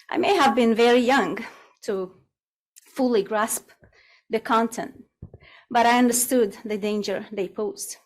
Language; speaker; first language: English; non-native, fluent; Russian